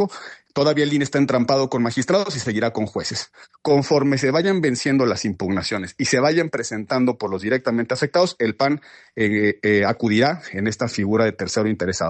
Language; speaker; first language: Spanish; native; Spanish